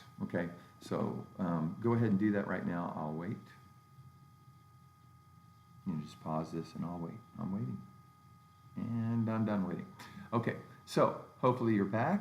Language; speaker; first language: English; native; English